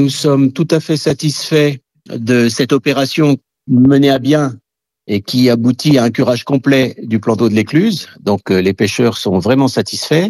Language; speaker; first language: French; native; French